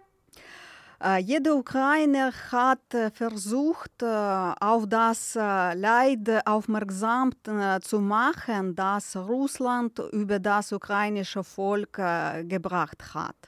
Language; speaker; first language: German; non-native, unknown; Ukrainian